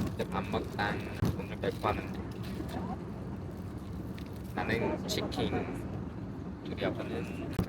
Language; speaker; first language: Korean; non-native, fluent; Chinese